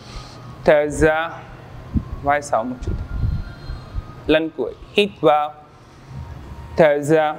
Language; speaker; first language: Vietnamese; non-native, learner; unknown